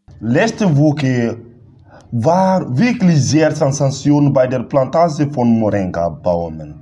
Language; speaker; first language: German; non-native, learner; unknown